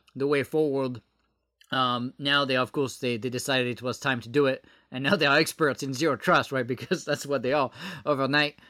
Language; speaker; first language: English; non-native, fluent; French